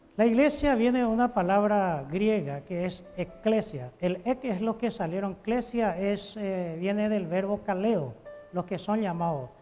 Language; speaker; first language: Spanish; non-native, local second language; Guarani